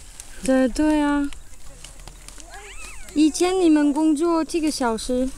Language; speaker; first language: Chinese; non-native, learner; French